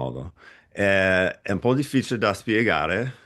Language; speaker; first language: Italian; non-native, fluent; English